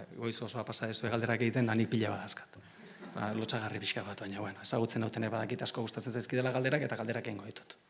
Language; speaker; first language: Basque; non-native, local second language; Spanish